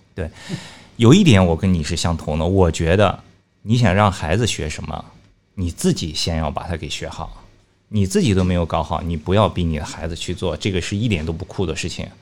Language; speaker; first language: Chinese; native; Chinese